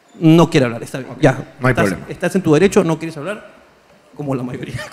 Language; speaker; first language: Spanish; native; Spanish